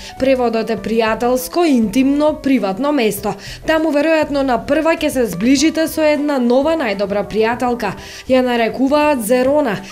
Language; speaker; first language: Macedonian; native; Macedonian